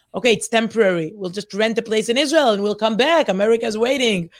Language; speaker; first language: English; non-native, fluent; Hebrew